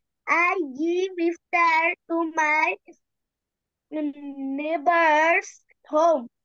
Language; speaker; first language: English; non-native, learner; Bangla